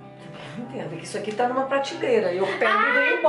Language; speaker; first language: Portuguese; native; Portuguese